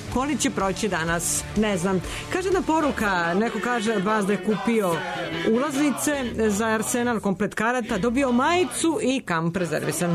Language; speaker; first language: Serbian; native; Serbian